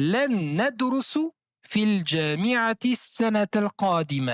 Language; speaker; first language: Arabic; non-native, fluent; French